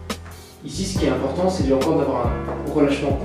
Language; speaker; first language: French; native; French